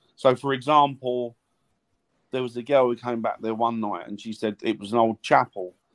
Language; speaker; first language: English; native; English